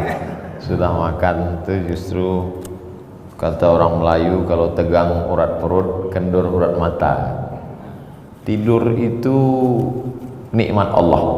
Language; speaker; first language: Indonesian; non-native, local second language; Malay